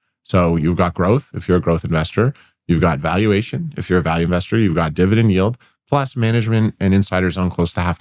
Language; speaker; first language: English; native; English